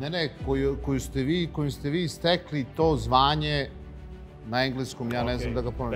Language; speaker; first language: Serbian; native; Serbian